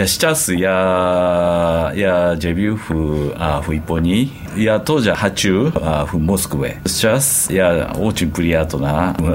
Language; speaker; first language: Russian; non-native, learner; Japanese